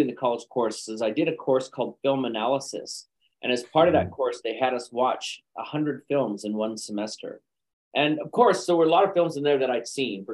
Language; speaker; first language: English; native; English